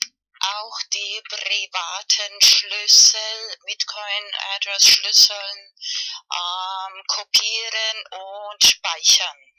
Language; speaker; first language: German; non-native, fluent; Spanish